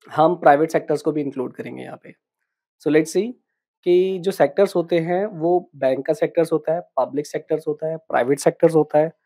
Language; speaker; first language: Hindi; native; Hindi